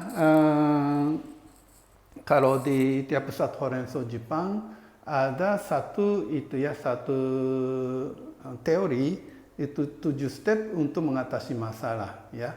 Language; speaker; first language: Indonesian; non-native, fluent; Japanese